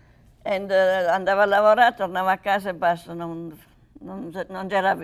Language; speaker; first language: Italian; early bilingual, heritage; Italian